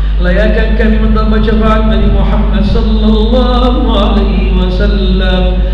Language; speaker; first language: Malay; non-native, fluent; Arabic